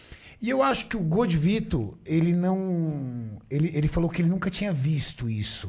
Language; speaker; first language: Portuguese; native; Portuguese